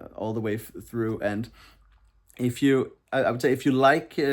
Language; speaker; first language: English; non-native, fluent; Danish